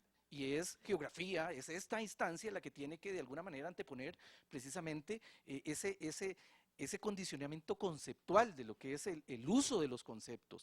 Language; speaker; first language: Spanish; native; Spanish